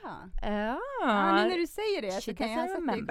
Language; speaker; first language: Swedish; early bilingual, other home language; Russian